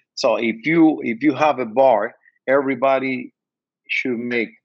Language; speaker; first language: English; non-native, learner; Spanish